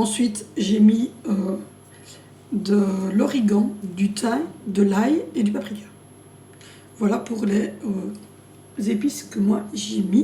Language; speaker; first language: French; native; French